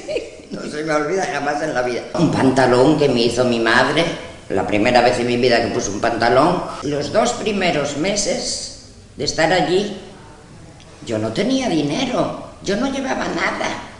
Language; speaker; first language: Spanish; non-native, local second language; Galician